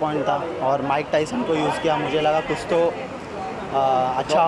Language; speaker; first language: Hindi; non-native, local second language; Telugu